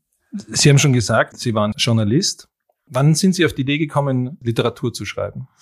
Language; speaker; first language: German; native; German